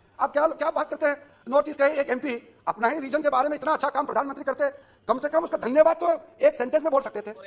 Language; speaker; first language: Hindi; non-native, local second language; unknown